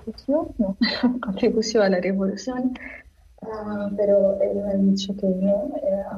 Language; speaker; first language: Catalan; non-native, learner; Arabic